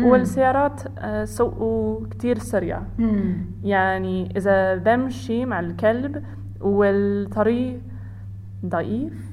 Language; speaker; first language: Arabic; non-native, learner; English